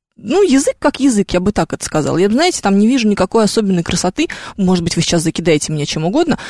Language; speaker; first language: Russian; native; Russian